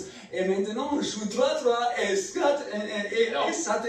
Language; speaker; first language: French; non-native, learner; German